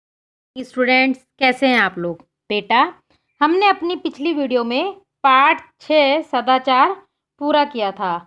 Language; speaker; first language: Hindi; native; Hindi